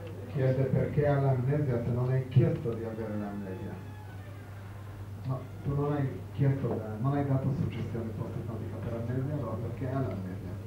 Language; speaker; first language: Italian; non-native, fluent; Hebrew